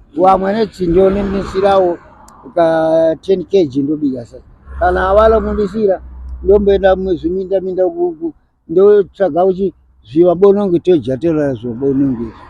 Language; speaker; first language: Shona; early bilingual, other home language; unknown